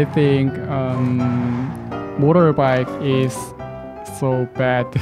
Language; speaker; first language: English; non-native, learner; Korean